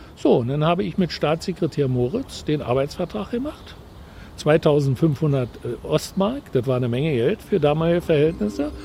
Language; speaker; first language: German; native; German